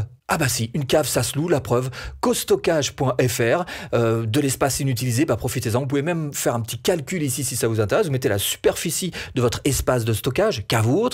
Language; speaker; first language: French; native; French